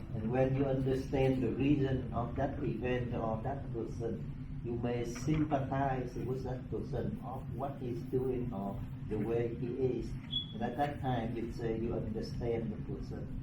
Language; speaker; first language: English; non-native, learner; Vietnamese